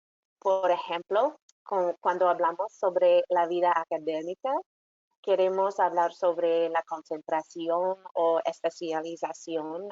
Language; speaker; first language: Spanish; non-native, fluent; English